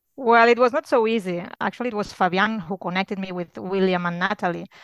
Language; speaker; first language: English; non-native, fluent; Catalan